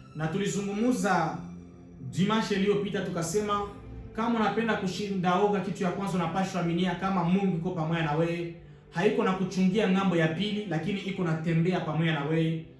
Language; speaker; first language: Swahili; native; Swahili